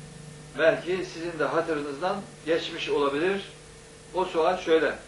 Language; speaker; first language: Turkish; native; Turkish